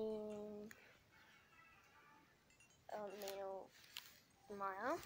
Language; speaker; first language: Finnish; non-native, learner; Estonian